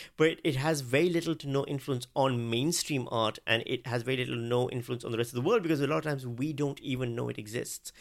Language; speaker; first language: English; non-native, local second language; Urdu